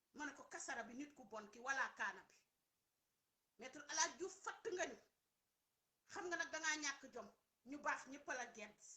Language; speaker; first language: Wolof; non-native, local second language; Serer